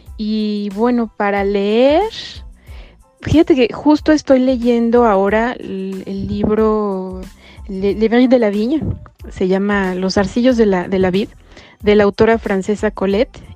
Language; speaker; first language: Spanish; native; Spanish